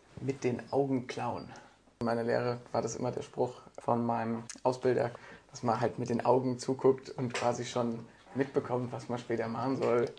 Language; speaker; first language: German; native; German